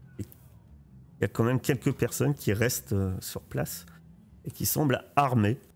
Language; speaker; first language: French; native; French